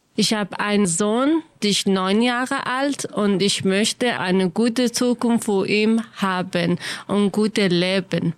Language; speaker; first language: German; non-native, learner; Kurdish